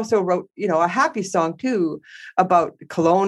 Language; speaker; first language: English; native; English